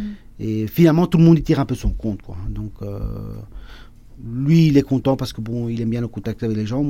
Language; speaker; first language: French; early bilingual, other home language; Spanish